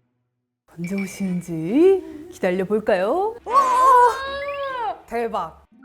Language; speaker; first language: Korean; native; Korean